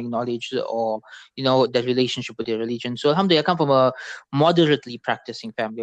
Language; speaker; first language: English; native; English